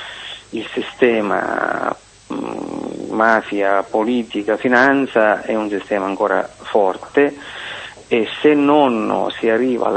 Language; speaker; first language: Italian; native; Italian